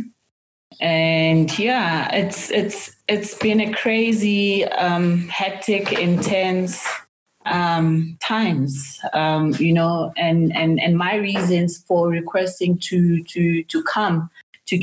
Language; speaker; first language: English; non-native, local second language; Zulu